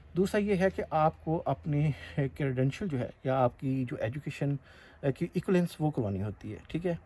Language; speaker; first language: Urdu; non-native, local second language; Punjabi